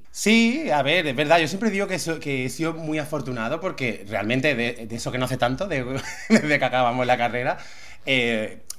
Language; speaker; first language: Spanish; native; Spanish